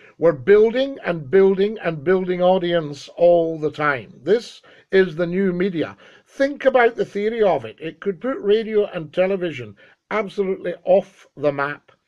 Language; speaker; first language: English; native; English